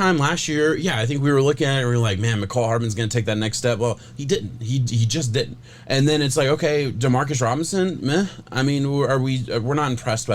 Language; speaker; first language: English; native; English